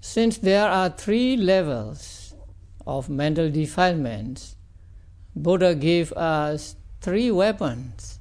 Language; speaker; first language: English; non-native, fluent; Burmese